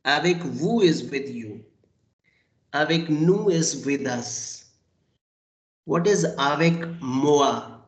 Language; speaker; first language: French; non-native, fluent; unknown